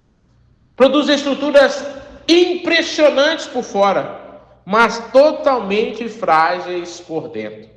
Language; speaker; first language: Portuguese; native; Portuguese